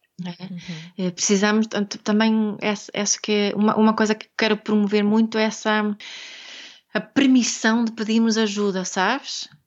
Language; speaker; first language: Portuguese; non-native, fluent; Swedish